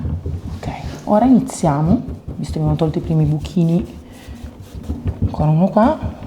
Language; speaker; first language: Italian; native; Italian